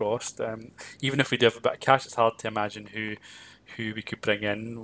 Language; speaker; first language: English; native; English